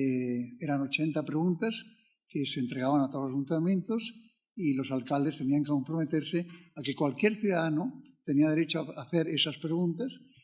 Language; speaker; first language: Spanish; native; Spanish